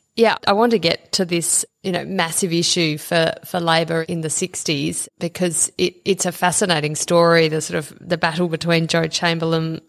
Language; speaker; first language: English; native; English